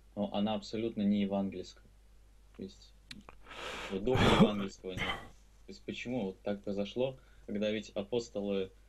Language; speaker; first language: Russian; native; Russian